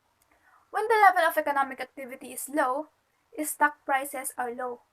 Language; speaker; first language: English; non-native, local second language; Filipino